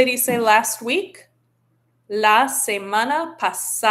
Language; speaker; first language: Spanish; non-native, fluent; English